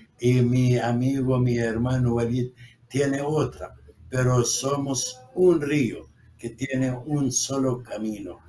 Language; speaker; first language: Spanish; non-native, fluent; Arabic